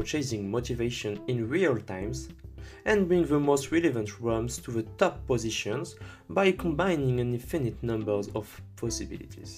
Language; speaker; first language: English; non-native, fluent; French